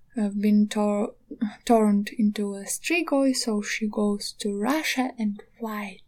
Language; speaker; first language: English; non-native, learner; Ukrainian